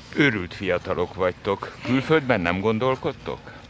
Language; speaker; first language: Hungarian; early bilingual, other home language; Russian